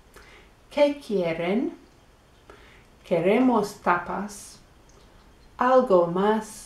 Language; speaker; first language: Spanish; non-native, fluent; English